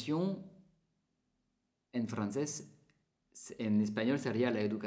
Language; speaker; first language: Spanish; non-native, fluent; French